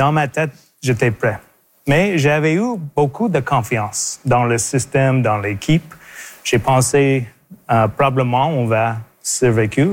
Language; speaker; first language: French; non-native, local second language; English